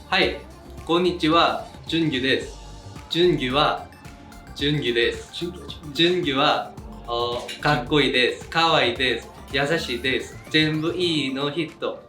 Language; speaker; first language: Japanese; non-native, learner; Korean